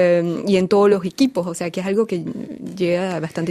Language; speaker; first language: Spanish; native; Spanish